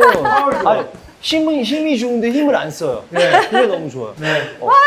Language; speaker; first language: Korean; non-native, learner; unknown